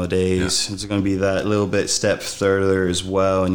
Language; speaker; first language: English; native; English